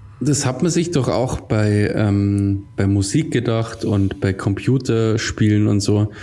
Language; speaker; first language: German; native; German